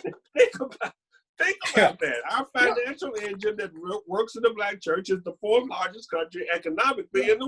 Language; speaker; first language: English; native; English